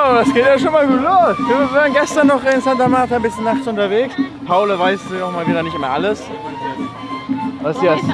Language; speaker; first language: German; native; German